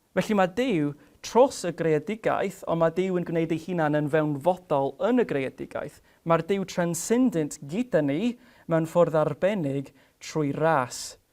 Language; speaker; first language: Welsh; non-native, fluent; English